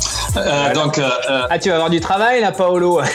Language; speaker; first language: French; native; French